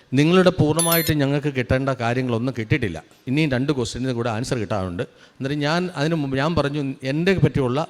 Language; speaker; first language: Malayalam; native; Malayalam